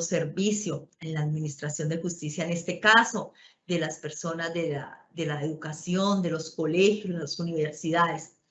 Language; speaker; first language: Spanish; native; Spanish